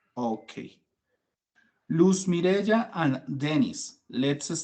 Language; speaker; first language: English; non-native, fluent; Spanish